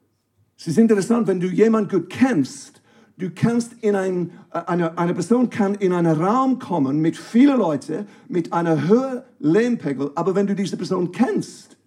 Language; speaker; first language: German; non-native, fluent; English